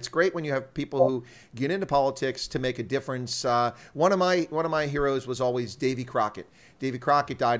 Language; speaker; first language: English; native; English